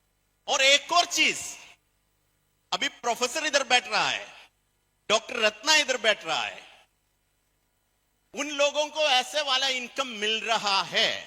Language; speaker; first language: Hindi; non-native, fluent; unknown